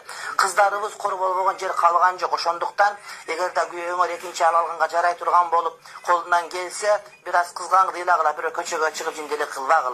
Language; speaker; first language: Kyrgyz; native; Kyrgyz